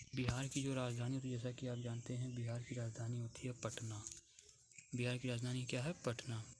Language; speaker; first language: Hindi; native; Hindi